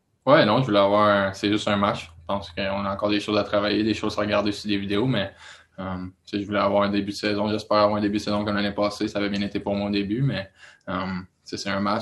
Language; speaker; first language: French; native; French